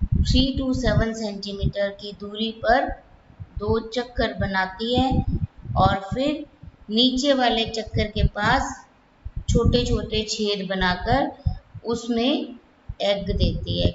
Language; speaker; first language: Hindi; native; Hindi